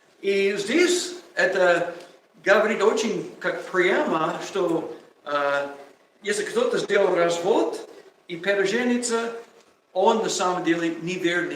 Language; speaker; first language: Russian; non-native, learner; English